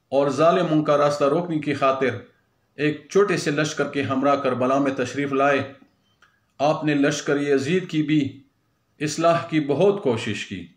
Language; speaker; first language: Urdu; non-native, local second language; Pashto